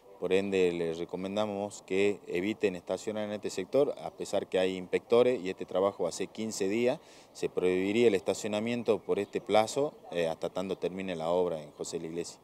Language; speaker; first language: Spanish; native; Spanish